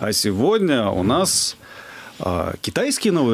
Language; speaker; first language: Russian; native; Russian